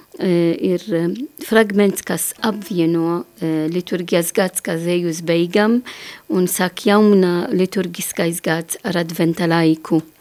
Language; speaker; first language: Latvian; non-native, learner; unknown